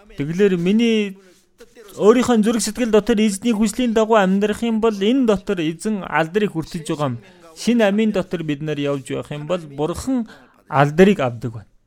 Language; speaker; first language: Mongolian; non-native, fluent; Korean